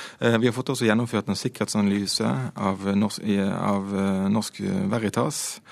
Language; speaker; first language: Norwegian; native; Norwegian